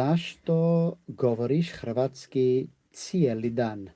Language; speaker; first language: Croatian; non-native, learner; English